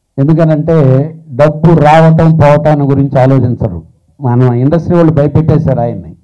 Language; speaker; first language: Telugu; native; Telugu